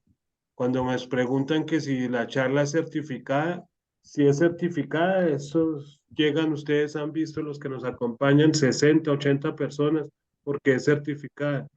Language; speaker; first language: Spanish; native; Spanish